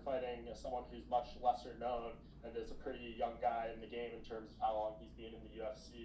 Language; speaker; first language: English; native; English